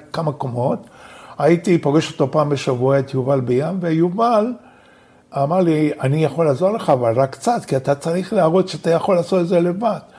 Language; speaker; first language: Hebrew; non-native, fluent; Spanish